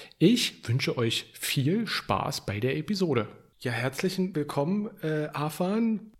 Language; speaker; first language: German; native; German